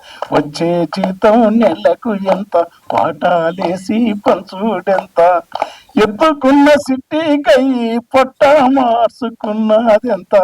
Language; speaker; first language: Telugu; native; Telugu